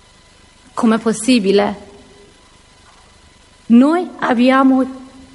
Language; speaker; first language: Italian; non-native, learner; Persian